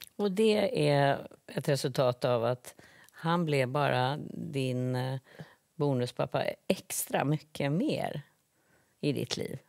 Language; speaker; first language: Swedish; native; Swedish